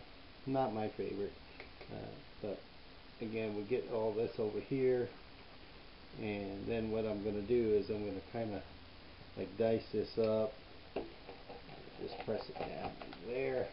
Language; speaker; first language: English; native; English